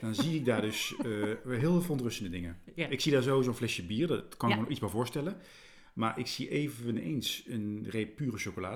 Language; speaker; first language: Dutch; native; Dutch